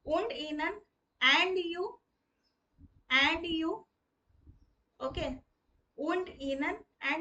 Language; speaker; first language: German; non-native, fluent; Hindi